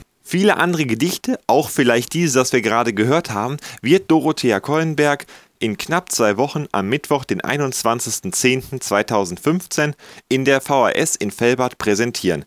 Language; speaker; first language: German; native; German